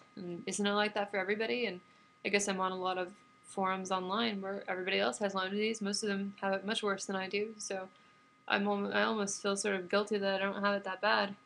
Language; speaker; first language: English; native; English